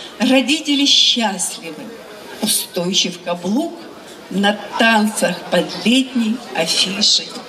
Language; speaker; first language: Russian; native; Russian